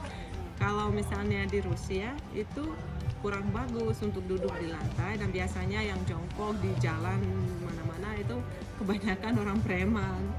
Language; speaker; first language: Indonesian; non-native, fluent; Russian